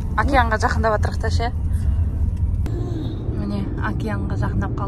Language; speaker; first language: Kazakh; native; Kazakh